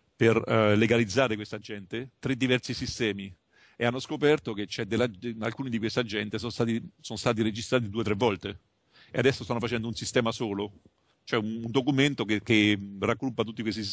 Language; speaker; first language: Italian; native; Italian